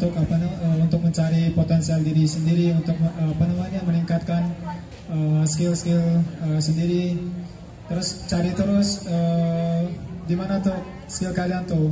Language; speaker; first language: Indonesian; non-native, fluent; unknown